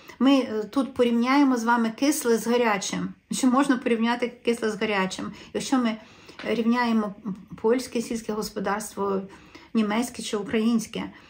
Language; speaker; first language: Ukrainian; native; Ukrainian